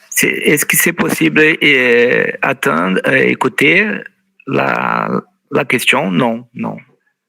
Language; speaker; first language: French; non-native, fluent; Portuguese